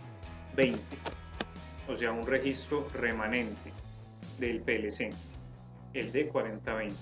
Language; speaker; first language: Spanish; native; Spanish